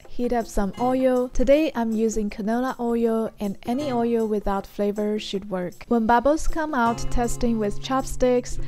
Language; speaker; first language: English; non-native, fluent; Chinese